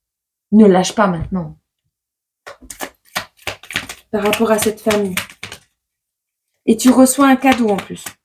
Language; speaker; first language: French; native; French